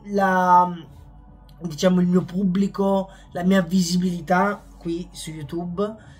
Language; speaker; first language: Italian; native; Italian